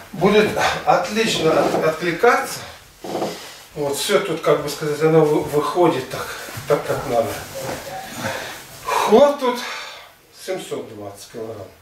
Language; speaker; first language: Russian; native; Russian